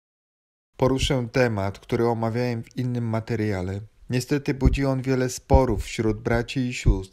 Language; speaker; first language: Polish; native; Polish